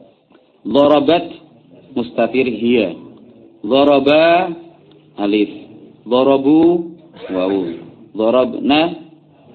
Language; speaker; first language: Arabic; non-native, fluent; Javanese